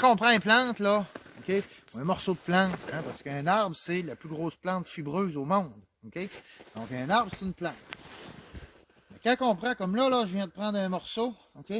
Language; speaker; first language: French; native; French